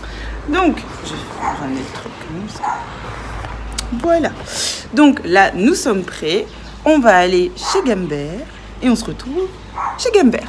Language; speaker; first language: French; native; French